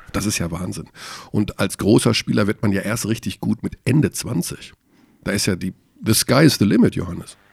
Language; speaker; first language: German; native; German